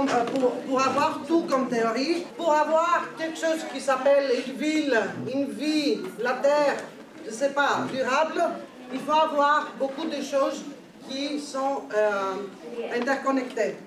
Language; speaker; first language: French; non-native, learner; Greek